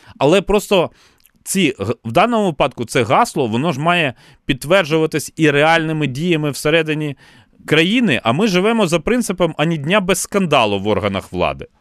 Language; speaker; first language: Ukrainian; non-native, local second language; Russian